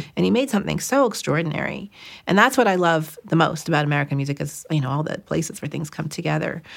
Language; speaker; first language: English; native; English